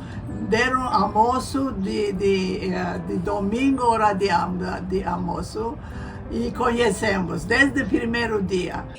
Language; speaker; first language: Portuguese; non-native, learner; Armenian